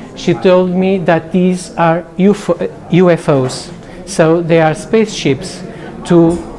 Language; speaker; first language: English; non-native, fluent; Portuguese